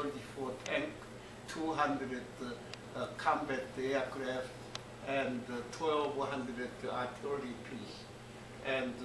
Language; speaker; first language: English; non-native, learner; Korean